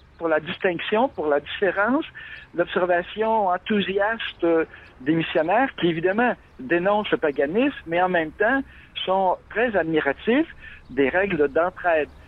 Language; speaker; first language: French; native; French